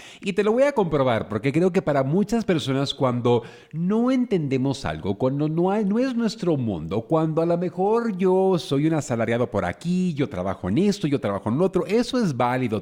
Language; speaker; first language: Spanish; native; Spanish